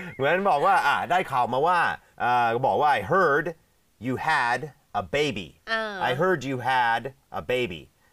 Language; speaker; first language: Thai; native; Thai